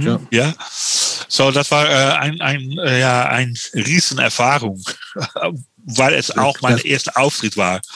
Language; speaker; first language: German; non-native, learner; Dutch